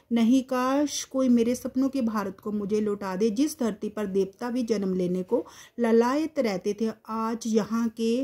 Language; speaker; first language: Hindi; native; Hindi